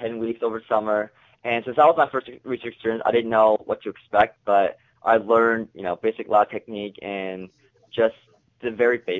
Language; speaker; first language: English; native; English